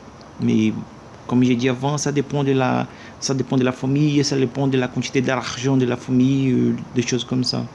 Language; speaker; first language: French; non-native, learner; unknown